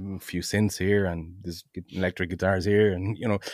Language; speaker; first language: English; non-native, fluent; French